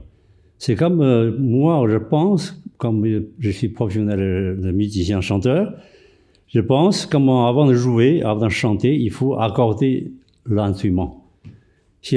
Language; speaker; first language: French; non-native, fluent; Chinese